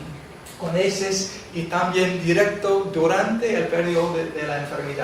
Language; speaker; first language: Spanish; non-native, fluent; English